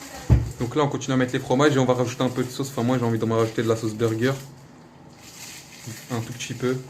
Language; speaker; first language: French; native; French